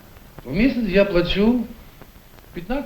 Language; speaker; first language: Russian; native; Russian